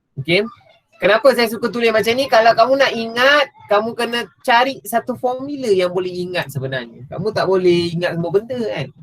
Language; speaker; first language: Malay; non-native, local second language; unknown